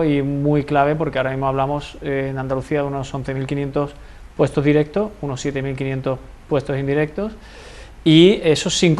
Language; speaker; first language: Spanish; native; Spanish